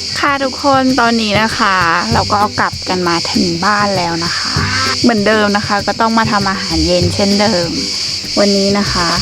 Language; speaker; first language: Thai; native; Thai